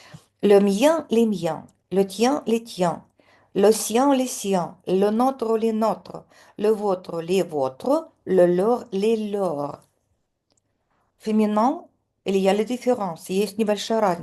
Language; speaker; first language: French; non-native, fluent; Russian